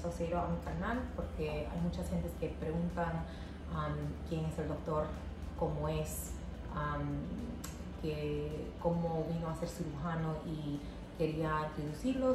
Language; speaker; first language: Spanish; non-native, local second language; English